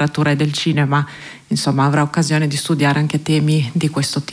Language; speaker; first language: Italian; non-native, local second language; Slovenian